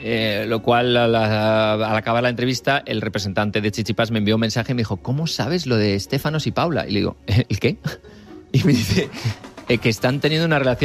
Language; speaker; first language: Spanish; native; Spanish